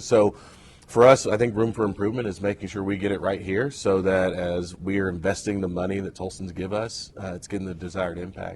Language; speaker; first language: English; native; English